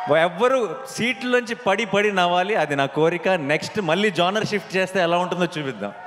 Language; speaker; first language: Telugu; native; Telugu